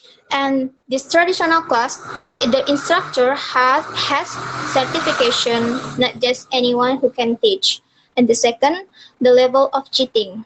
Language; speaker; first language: English; non-native, learner; Indonesian